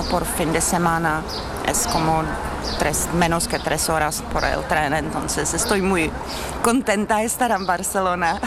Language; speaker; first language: Spanish; non-native, fluent; Czech